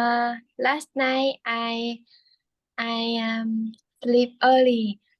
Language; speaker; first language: English; non-native, learner; Vietnamese